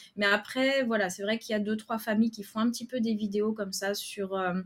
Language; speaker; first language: French; native; French